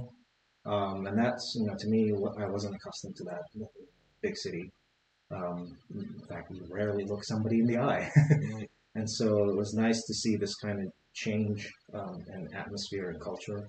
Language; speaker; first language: English; non-native, fluent; Arabic